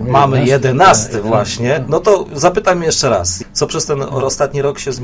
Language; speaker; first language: Polish; native; Polish